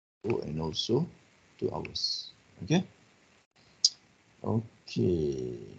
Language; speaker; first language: English; non-native, local second language; Malay